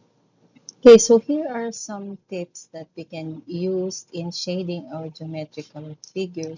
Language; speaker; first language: English; non-native, local second language; Filipino